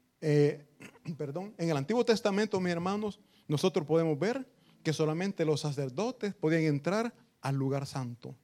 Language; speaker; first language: Spanish; native; Spanish